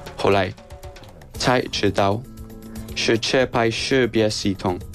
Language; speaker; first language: Chinese; non-native, learner; Spanish